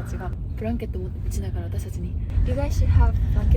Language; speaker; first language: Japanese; non-native, fluent; Korean